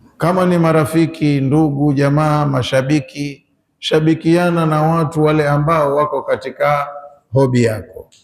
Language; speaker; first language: Swahili; native; Swahili